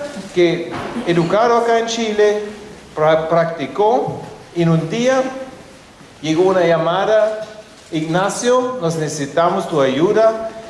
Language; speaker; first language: Spanish; non-native, fluent; German